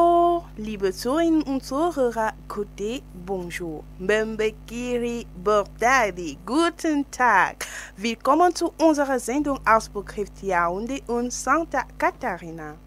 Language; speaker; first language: German; non-native, fluent; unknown